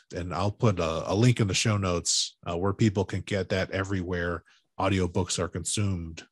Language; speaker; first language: English; native; English